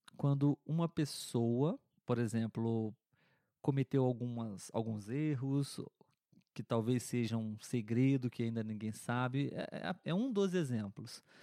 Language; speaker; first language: Portuguese; native; Portuguese